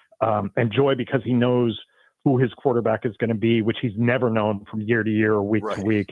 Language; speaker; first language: English; native; English